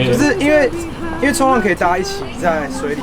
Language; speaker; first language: Chinese; native; Chinese